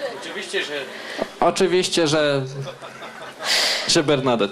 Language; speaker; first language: Polish; native; Polish